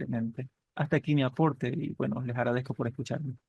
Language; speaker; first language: Spanish; native; Spanish